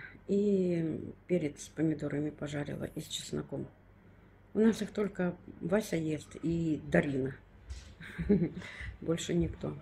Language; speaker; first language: Russian; native; Russian